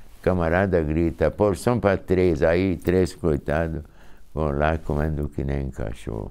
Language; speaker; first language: Portuguese; non-native, fluent; Hungarian